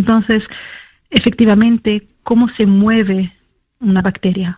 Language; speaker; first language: Spanish; non-native, fluent; French